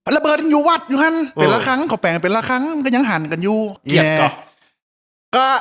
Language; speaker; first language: Thai; native; Thai